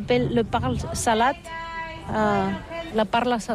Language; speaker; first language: French; non-native, learner; Catalan